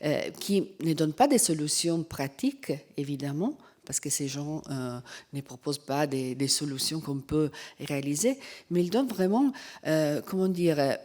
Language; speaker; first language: French; non-native, fluent; Italian